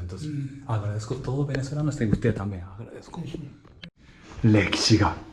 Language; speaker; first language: Spanish; non-native, learner; Japanese